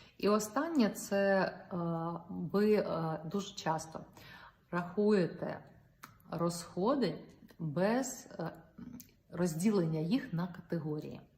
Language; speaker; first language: Ukrainian; non-native, local second language; Russian